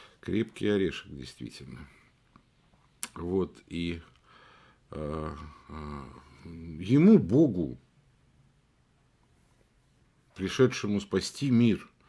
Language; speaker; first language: Russian; native; Russian